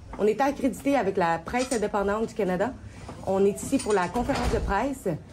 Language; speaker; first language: French; native; French